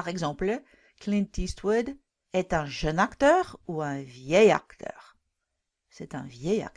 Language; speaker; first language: French; non-native, fluent; English